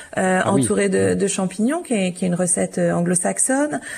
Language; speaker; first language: French; native; French